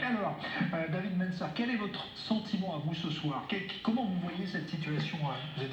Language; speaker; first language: French; native; French